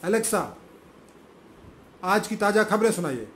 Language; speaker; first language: Hindi; native; Hindi